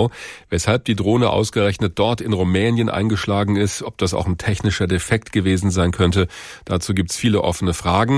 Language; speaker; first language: German; native; German